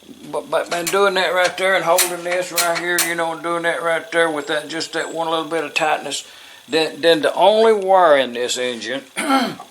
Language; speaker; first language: English; native; English